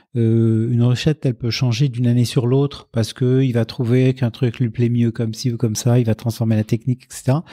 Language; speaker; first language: French; native; French